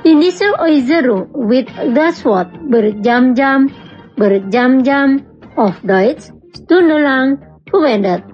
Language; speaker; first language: German; non-native, fluent; Indonesian